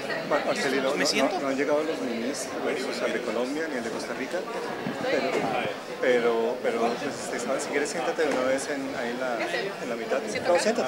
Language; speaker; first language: Spanish; native; Spanish